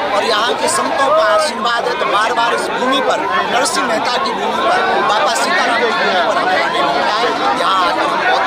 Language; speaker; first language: Hindi; native; Hindi